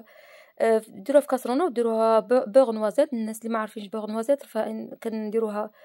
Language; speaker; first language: Arabic; native; Arabic